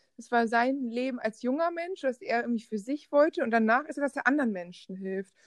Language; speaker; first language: German; native; German